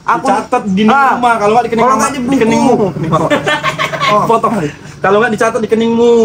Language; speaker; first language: Malay; native; Malay